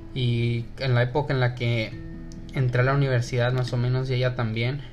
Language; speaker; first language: Spanish; native; Spanish